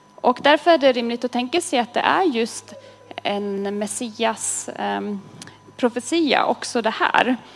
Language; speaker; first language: Swedish; native; Swedish